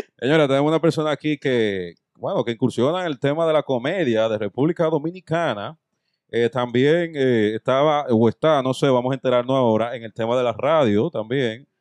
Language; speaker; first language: Spanish; native; Spanish